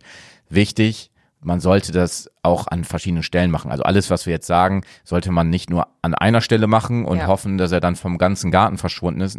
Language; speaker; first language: German; native; German